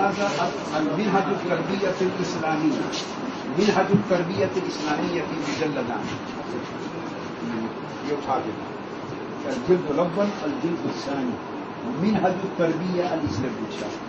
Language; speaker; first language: Arabic; non-native, learner; Urdu